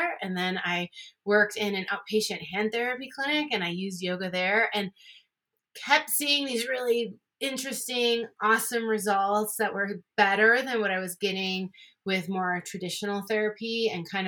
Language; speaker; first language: English; native; English